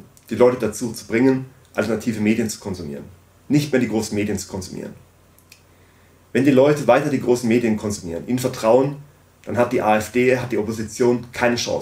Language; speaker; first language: German; native; German